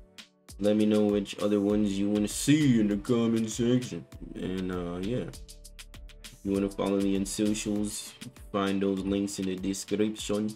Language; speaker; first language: English; native; English